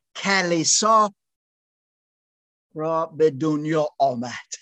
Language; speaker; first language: Persian; non-native, learner; German